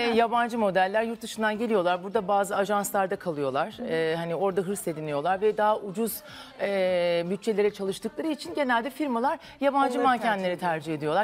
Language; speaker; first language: Turkish; native; Turkish